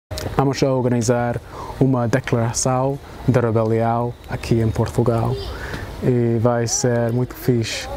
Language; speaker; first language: Portuguese; non-native, fluent; English